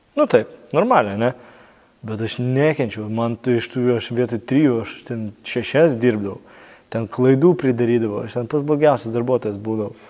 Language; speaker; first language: Lithuanian; native; Lithuanian